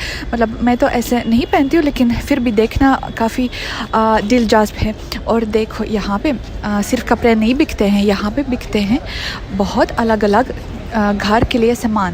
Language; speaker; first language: Hindi; non-native, fluent; Russian